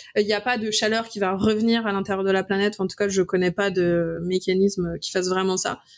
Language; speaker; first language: French; native; French